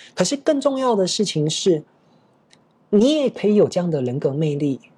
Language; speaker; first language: Chinese; native; Chinese